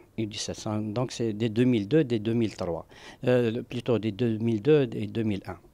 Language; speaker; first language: French; non-native, local second language; Arabic